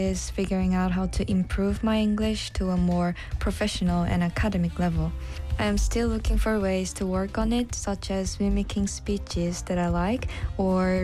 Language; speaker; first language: English; non-native, fluent; Korean